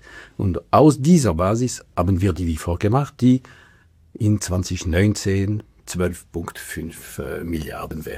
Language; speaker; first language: German; non-native, local second language; French